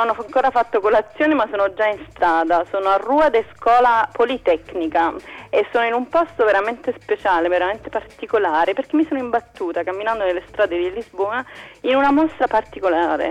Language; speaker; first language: Italian; native; Italian